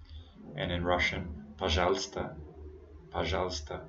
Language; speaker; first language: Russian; non-native, learner; English